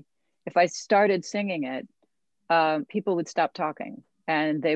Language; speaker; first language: English; native; English